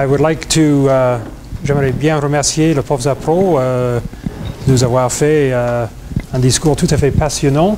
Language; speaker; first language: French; non-native, fluent; English